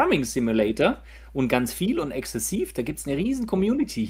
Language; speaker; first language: German; native; German